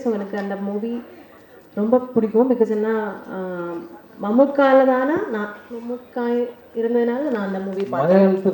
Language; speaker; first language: Tamil; non-native, learner; Malayalam